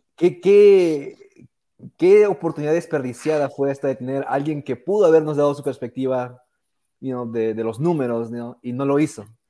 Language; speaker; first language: Spanish; native; Spanish